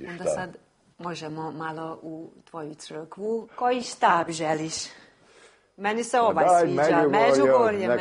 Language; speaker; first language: Serbian; early bilingual, heritage; Croatian